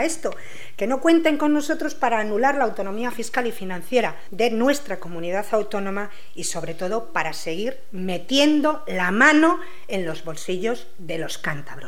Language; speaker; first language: Spanish; native; Spanish